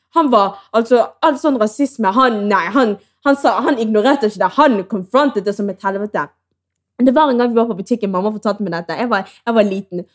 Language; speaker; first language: Norwegian; early bilingual, other home language; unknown